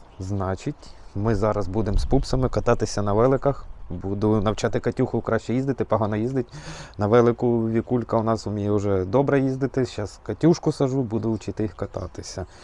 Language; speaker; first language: Ukrainian; native; Ukrainian